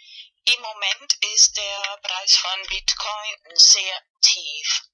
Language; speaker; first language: German; non-native, fluent; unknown